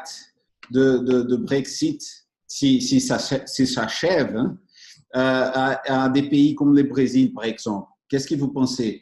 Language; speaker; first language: French; non-native, fluent; Portuguese